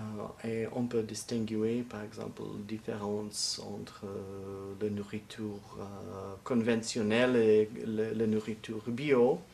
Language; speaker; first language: French; non-native, fluent; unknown